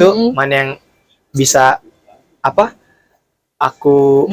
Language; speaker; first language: Indonesian; native; Indonesian